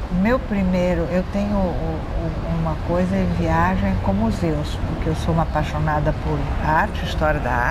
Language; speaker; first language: Portuguese; early bilingual, other home language; Italian